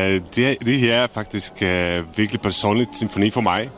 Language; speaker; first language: Danish; non-native, fluent; Czech